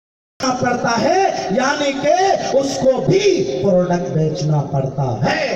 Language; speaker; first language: Hindi; native; Hindi